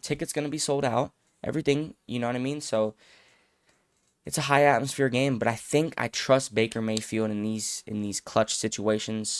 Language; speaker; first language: English; native; English